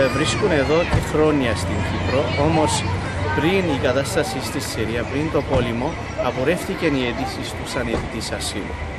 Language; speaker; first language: Greek; non-native, fluent; Kurdish